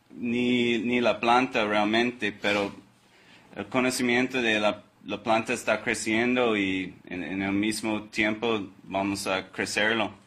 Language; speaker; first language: Spanish; non-native, learner; English